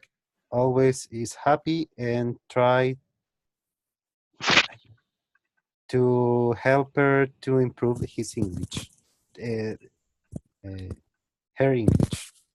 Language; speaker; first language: English; non-native, learner; Spanish